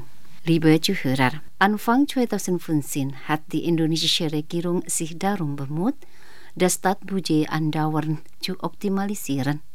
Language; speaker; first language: German; non-native, fluent; Indonesian